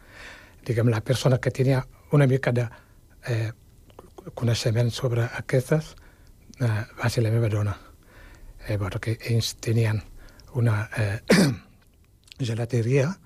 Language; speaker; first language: Catalan; non-native, fluent; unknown